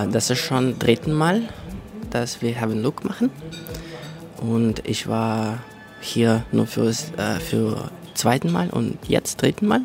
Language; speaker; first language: German; non-native, fluent; Russian